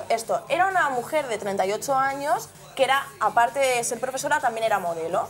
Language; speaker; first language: Spanish; native; Spanish